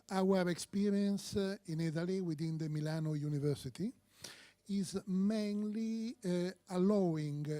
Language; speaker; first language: English; non-native, fluent; Korean